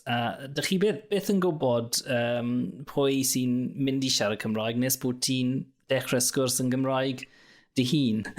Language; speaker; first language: Welsh; non-native, local second language; English